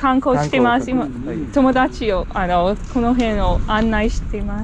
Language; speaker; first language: Japanese; non-native, fluent; English